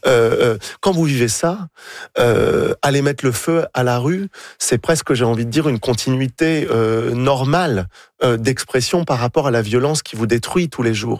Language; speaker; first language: French; native; French